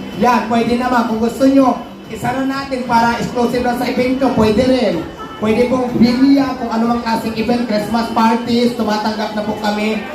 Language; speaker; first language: Filipino; native; Filipino